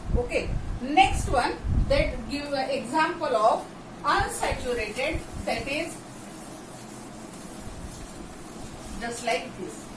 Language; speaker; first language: English; non-native, local second language; Marathi